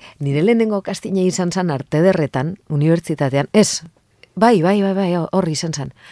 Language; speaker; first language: Basque; non-native, local second language; Spanish